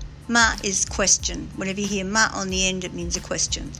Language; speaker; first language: English; native; English